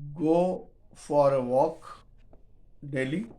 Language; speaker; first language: English; non-native, local second language; Marathi